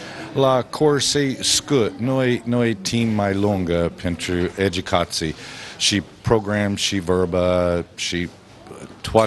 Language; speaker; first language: Romanian; non-native, learner; English